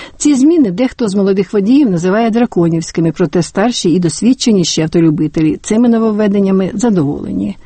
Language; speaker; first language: Ukrainian; native; Ukrainian